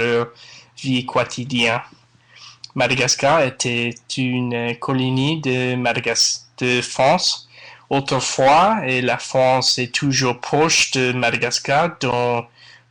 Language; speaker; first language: French; non-native, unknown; English